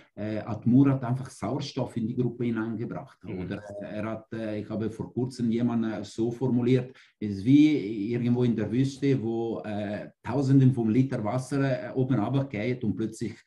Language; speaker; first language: German; non-native, local second language; Italian